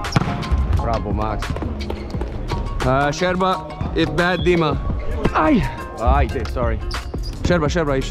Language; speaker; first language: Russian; non-native, learner; Italian